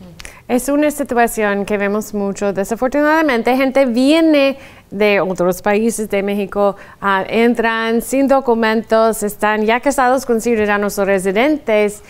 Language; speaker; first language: Spanish; non-native, fluent; English